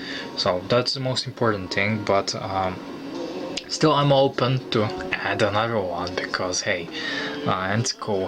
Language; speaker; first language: English; non-native, fluent; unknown